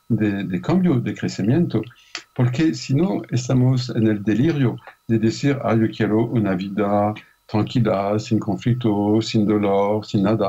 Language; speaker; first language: Spanish; non-native, fluent; French